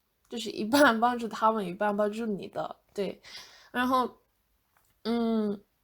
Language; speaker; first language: Chinese; non-native, fluent; English